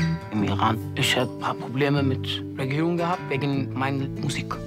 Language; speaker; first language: German; non-native, learner; Persian